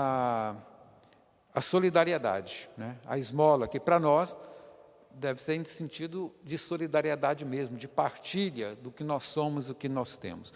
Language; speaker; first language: Portuguese; native; Portuguese